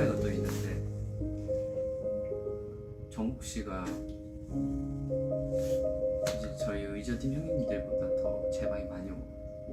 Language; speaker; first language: Korean; native; Korean